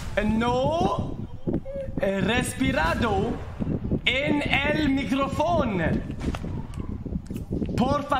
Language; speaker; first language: Spanish; non-native, learner; French